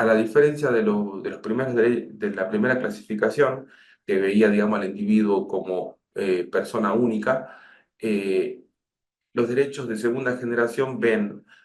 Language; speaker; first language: Spanish; native; Spanish